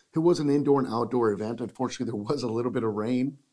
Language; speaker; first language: English; early bilingual, other home language; Spanish